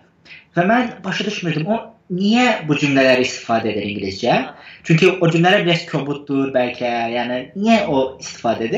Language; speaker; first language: Azerbaijani; non-native, fluent; Turkish